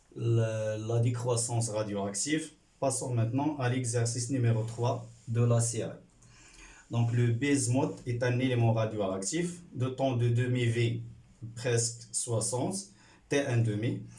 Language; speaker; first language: French; non-native, local second language; Arabic